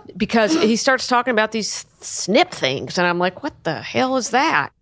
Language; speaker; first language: English; native; English